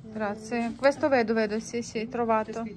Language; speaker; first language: Italian; non-native, learner; Russian